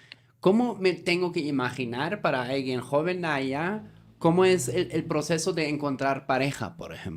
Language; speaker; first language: Spanish; non-native, fluent; German